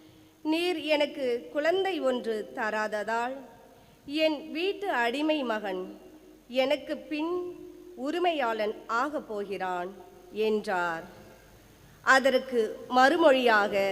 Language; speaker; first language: Tamil; native; Tamil